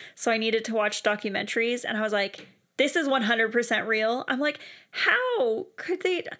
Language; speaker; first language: English; native; English